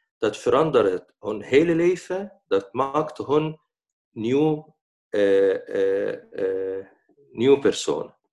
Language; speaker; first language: Dutch; non-native, fluent; Arabic